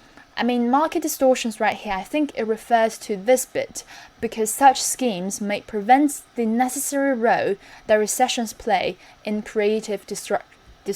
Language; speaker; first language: English; non-native, fluent; Chinese